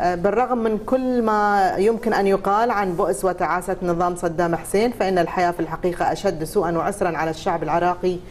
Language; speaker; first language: Arabic; native; Arabic